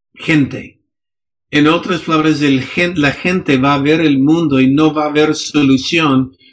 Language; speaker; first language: Spanish; non-native, fluent; English